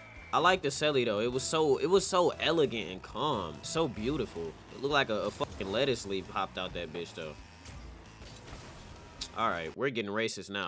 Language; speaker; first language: English; native; English